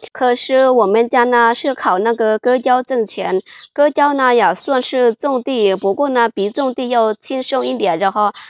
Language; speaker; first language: Chinese; non-native, fluent; Lao